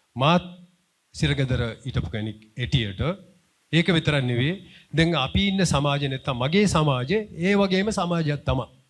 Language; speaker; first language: Sinhala; non-native, local second language; Tamil